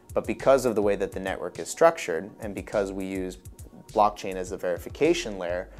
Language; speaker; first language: English; native; English